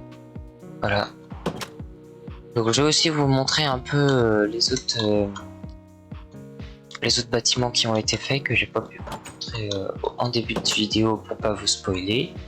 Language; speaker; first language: French; native; French